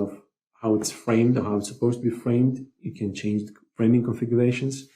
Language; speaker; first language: English; non-native, fluent; Lithuanian